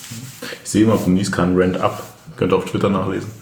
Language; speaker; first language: German; native; German